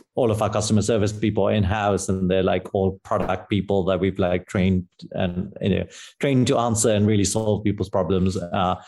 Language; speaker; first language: English; native; English